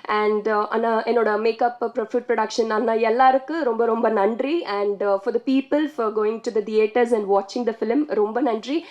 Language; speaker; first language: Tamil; non-native, learner; Telugu